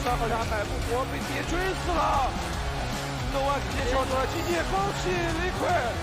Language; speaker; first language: Chinese; native; Chinese